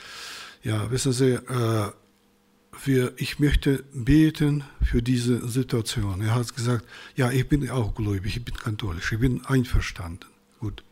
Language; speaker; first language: German; non-native, fluent; Russian